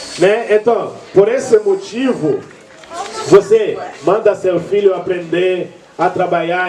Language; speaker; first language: Portuguese; non-native, learner; Haitian Creole